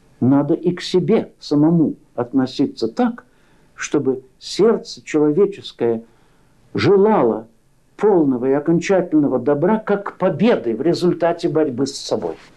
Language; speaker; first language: Russian; early bilingual, heritage; Russian